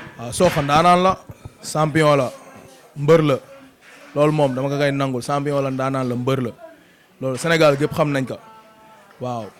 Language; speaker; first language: Wolof; native; Wolof